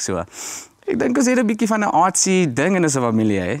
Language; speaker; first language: Afrikaans; early bilingual, heritage; Afrikaans